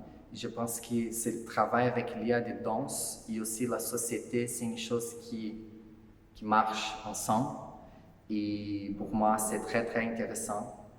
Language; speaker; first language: French; non-native, fluent; Portuguese